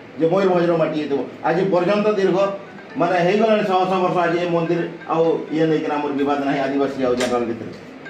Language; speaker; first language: Odia; non-native, local second language; Santali